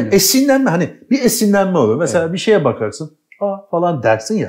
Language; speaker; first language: Turkish; native; Turkish